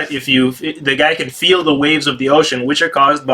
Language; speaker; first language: English; native; English